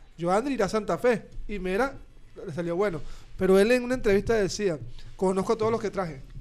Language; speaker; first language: Spanish; native; Spanish